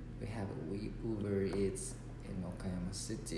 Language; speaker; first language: English; non-native, learner; Japanese